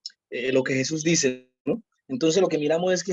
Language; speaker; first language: Spanish; native; Spanish